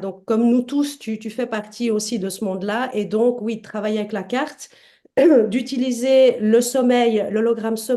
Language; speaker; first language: French; native; French